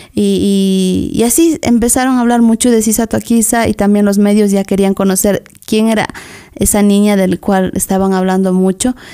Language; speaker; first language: Spanish; native; Spanish